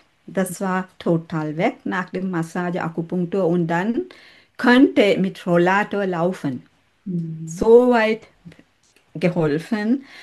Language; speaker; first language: German; non-native, learner; Sinhala